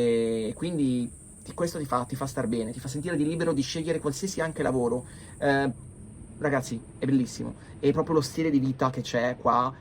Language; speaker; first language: Italian; native; Italian